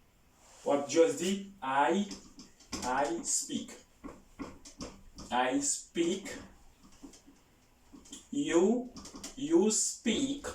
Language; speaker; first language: English; non-native, learner; Haitian Creole